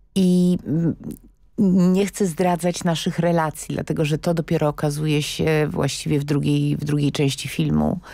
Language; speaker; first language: Polish; native; Polish